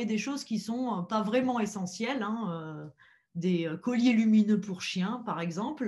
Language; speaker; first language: French; native; French